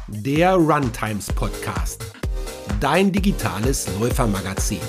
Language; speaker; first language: German; native; German